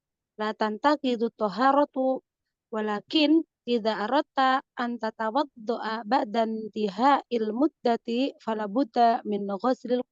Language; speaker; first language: Arabic; non-native, learner; Indonesian